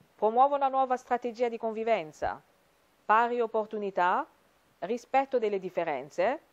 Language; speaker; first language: Italian; non-native, fluent; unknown